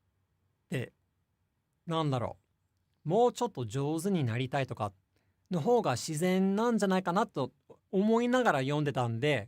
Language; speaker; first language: Japanese; non-native, fluent; English